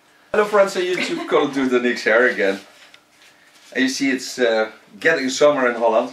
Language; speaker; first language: English; non-native, fluent; Dutch